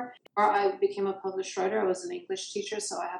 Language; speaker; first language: English; early bilingual, other home language; Persian